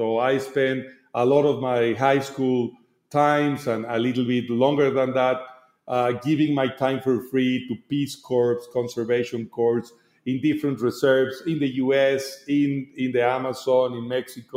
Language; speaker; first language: English; non-native, fluent; Spanish